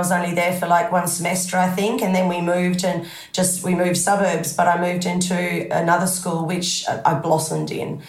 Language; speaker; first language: English; native; English